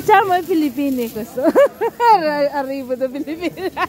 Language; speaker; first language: Italian; non-native, learner; Filipino